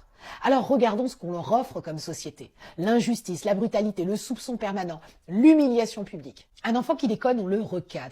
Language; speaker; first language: French; native; French